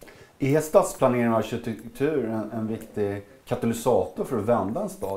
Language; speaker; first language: Swedish; native; Swedish